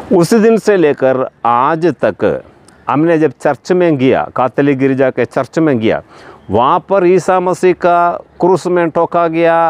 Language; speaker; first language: Hindi; non-native, local second language; Malayalam